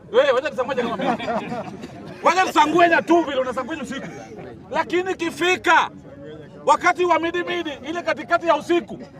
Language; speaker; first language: Swahili; native; Swahili